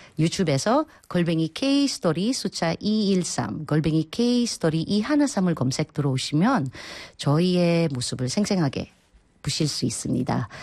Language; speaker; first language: Korean; non-native, fluent; Filipino